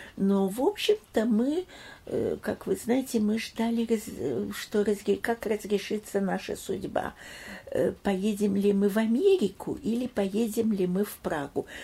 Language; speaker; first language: Russian; early bilingual, heritage; Russian